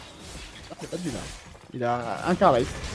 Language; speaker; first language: French; native; French